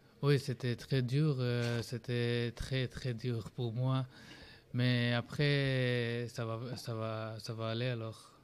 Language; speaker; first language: French; non-native, learner; Bangla